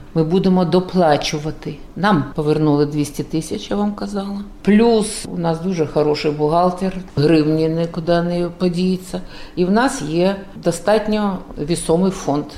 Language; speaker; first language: Ukrainian; non-native, local second language; Russian